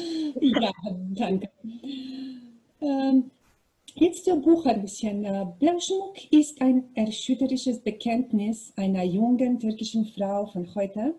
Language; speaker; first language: German; non-native, learner; Macedonian